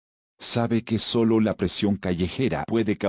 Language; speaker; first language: Spanish; native; Spanish